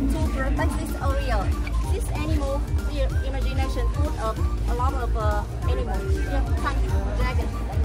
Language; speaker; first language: English; non-native, fluent; Vietnamese